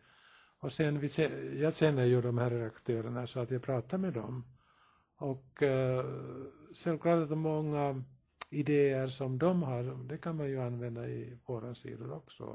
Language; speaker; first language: Swedish; non-native, local second language; Finnish